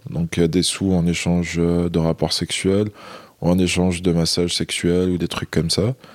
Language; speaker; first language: French; non-native, local second language; Arabic